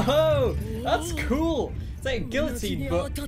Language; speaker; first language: English; native; English